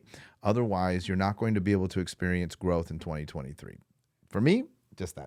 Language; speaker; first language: English; native; English